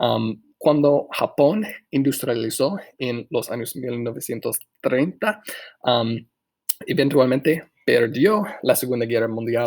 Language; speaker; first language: Spanish; non-native, fluent; English